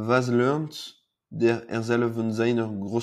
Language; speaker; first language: German; non-native, learner; French